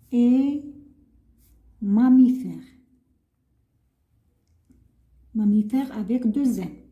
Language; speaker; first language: French; non-native, local second language; Arabic